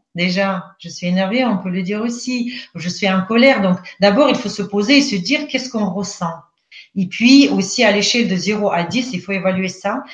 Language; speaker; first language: French; non-native, fluent; Russian